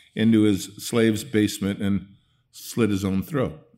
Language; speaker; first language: English; early bilingual, other home language; Dutch